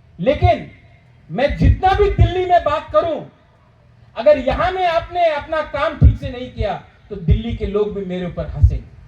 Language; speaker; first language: Hindi; non-native, local second language; Bangla